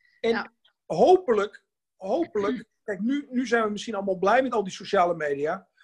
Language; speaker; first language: Dutch; native; Dutch